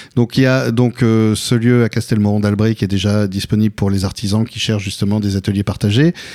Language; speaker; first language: French; native; French